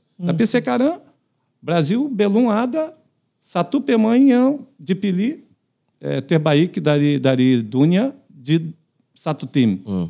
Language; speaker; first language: Indonesian; non-native, fluent; Portuguese